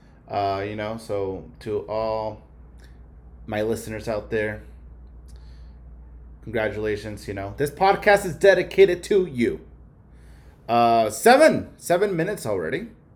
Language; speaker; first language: English; early bilingual, other home language; Spanish